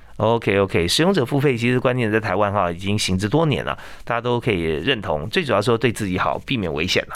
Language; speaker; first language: Chinese; native; Chinese